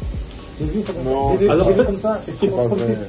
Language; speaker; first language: French; non-native, learner; Japanese